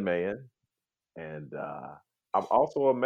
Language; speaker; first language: English; native; English